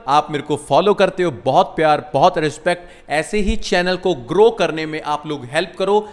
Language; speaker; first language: Hindi; non-native, local second language; Punjabi